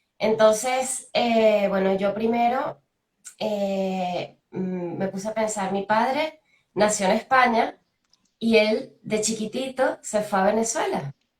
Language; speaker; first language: Spanish; native; Spanish